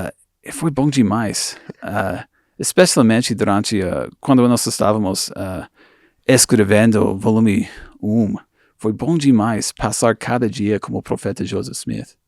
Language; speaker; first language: Portuguese; non-native, fluent; English